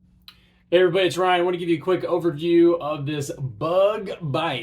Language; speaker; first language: English; native; English